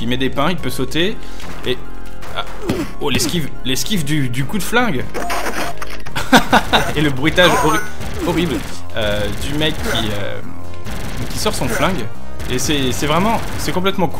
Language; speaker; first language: French; native; French